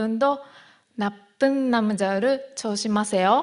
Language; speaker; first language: Korean; non-native, learner; Japanese